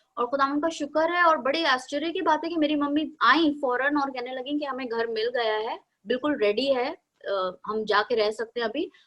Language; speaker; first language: Hindi; native; Hindi